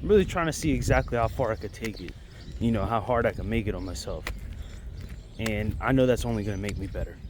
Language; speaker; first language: English; native; English